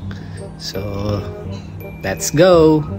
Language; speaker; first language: English; non-native, local second language; Filipino